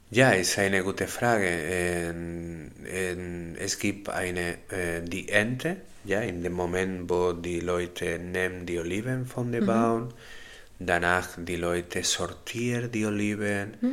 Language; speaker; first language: German; non-native, learner; Spanish